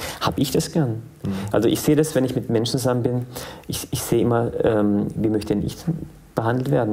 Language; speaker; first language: German; early bilingual, other home language; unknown